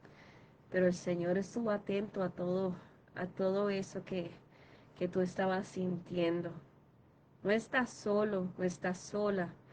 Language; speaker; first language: Spanish; native; Spanish